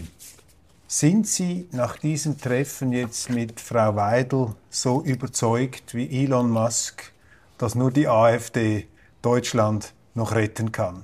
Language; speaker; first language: German; native; German